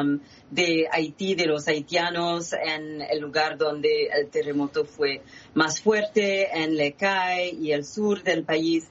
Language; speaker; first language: Spanish; non-native, fluent; Haitian Creole